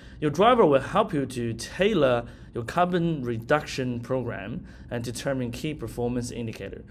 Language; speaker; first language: English; non-native, fluent; Chinese